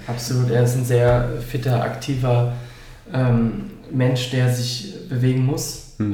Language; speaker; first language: German; native; German